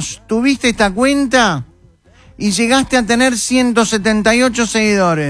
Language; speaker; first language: Spanish; native; Spanish